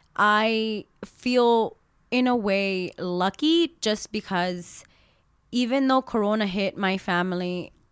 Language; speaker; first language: English; early bilingual, other home language; Spanish